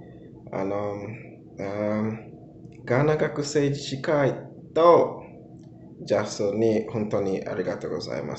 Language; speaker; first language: Japanese; non-native, learner; English